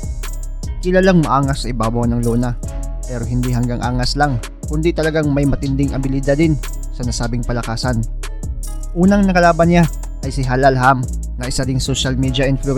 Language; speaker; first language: Filipino; native; Filipino